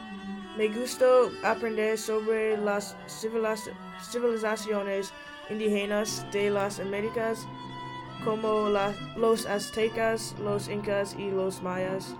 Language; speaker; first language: Spanish; non-native, fluent; English